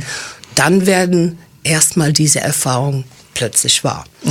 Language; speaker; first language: German; early bilingual, other home language; English